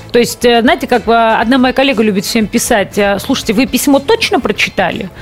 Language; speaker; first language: Russian; native; Russian